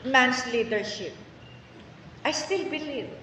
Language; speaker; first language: English; non-native, local second language; Filipino